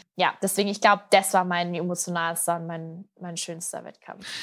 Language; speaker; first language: German; native; German